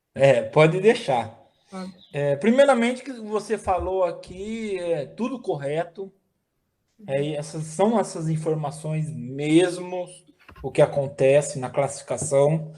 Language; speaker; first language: Portuguese; native; Portuguese